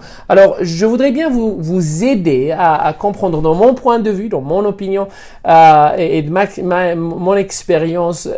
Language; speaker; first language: French; non-native, fluent; Spanish